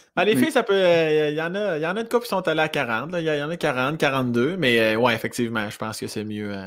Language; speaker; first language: French; native; French